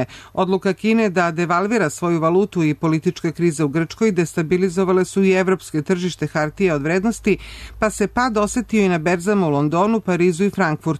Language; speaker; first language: Serbian; native; Serbian